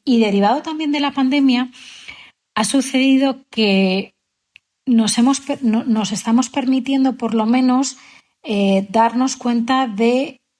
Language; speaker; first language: Spanish; native; Spanish